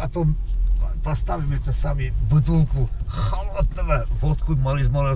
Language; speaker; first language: Russian; non-native, local second language; Armenian